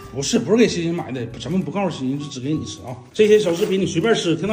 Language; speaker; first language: Chinese; native; Chinese